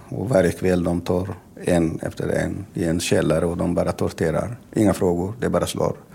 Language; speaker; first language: Swedish; non-native, fluent; Tigrinya